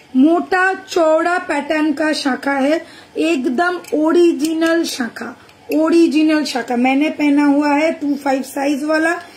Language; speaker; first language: Hindi; non-native, local second language; Bangla